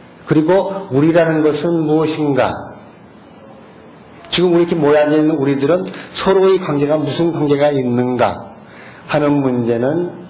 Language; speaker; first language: Korean; native; Korean